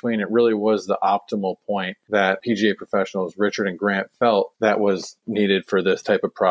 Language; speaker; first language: English; native; English